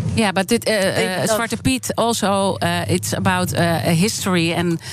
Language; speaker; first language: English; non-native, fluent; Dutch